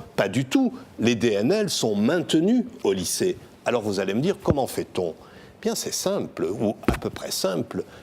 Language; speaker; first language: French; native; French